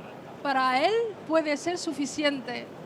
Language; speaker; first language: Spanish; non-native, fluent; French